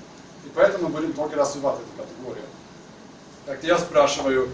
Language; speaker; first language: Russian; non-native, learner; Swedish